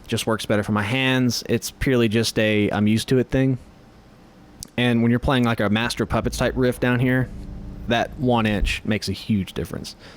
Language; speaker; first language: English; native; English